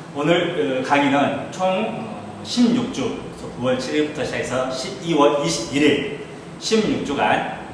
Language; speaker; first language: Korean; native; Korean